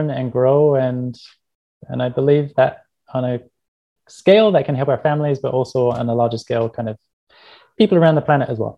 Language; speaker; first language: English; native; English